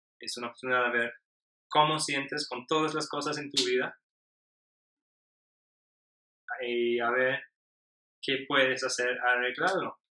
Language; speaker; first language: Spanish; non-native, learner; English